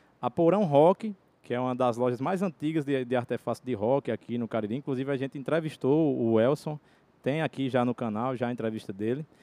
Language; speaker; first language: Portuguese; native; Portuguese